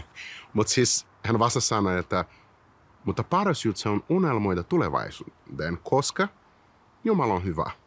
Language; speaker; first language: Finnish; non-native, fluent; Portuguese